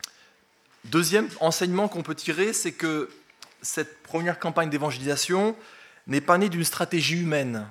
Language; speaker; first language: French; native; French